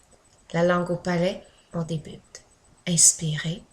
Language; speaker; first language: French; native; French